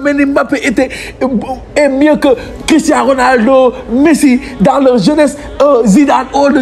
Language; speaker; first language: French; non-native, local second language; Wolof